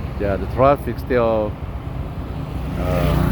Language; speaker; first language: English; non-native, learner; Lao